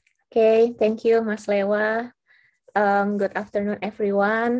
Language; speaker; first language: English; non-native, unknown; Indonesian